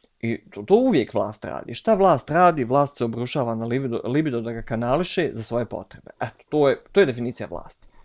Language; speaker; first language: Bosnian; native; Bosnian